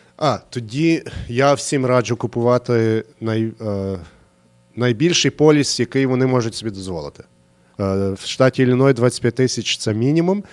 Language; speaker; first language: Ukrainian; early bilingual, heritage; Ukrainian